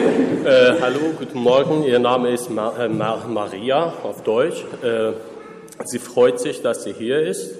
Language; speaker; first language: German; non-native, fluent; Persian